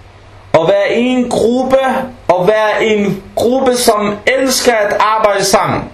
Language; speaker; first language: Danish; non-native, local second language; Arabic